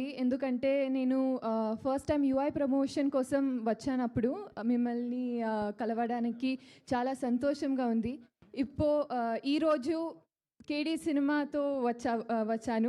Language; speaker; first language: Telugu; non-native, learner; Kannada